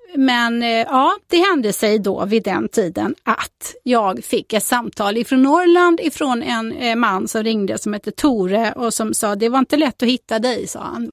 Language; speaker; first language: Swedish; native; Swedish